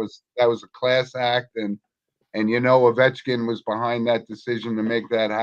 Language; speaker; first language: English; native; English